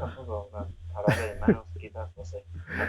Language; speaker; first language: Spanish; non-native, fluent; English